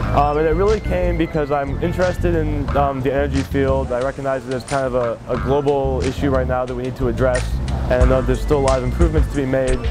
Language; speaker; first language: English; native; English